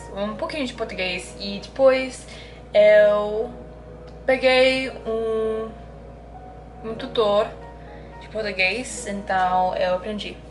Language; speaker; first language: Portuguese; non-native, learner; English